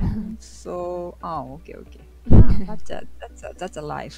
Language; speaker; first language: English; non-native, learner; Japanese